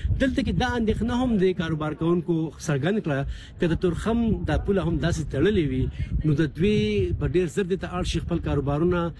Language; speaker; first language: Pashto; native; Pashto